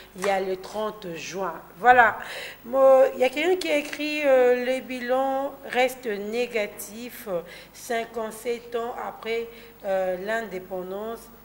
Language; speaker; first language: French; non-native, local second language; Lingala